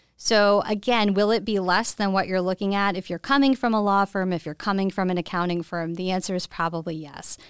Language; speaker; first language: English; native; English